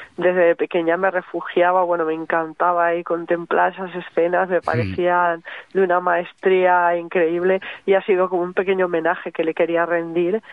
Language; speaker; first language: Spanish; native; Spanish